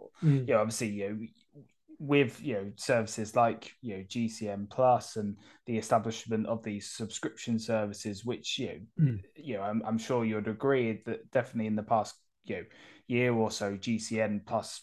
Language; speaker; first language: English; native; English